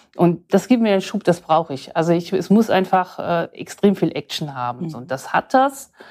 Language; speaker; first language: German; native; German